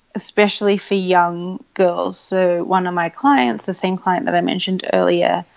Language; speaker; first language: English; native; English